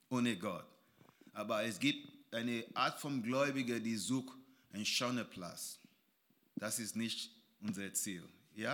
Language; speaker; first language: German; non-native, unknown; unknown